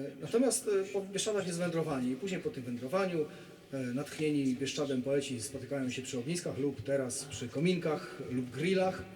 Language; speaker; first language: Polish; native; Polish